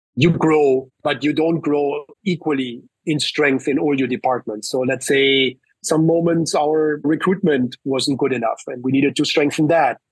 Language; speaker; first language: English; early bilingual, other home language; Spanish